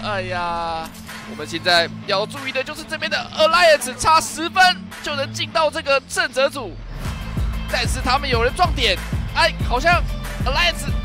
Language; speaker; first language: Chinese; native; Chinese